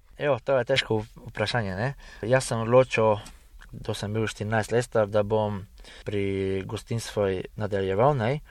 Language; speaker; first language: Slovenian; early bilingual, heritage; Hungarian